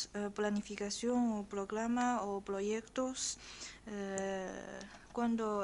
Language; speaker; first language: Spanish; non-native, fluent; Chinese